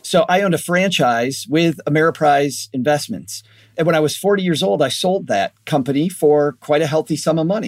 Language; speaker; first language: English; native; English